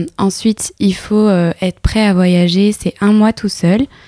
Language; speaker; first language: French; native; French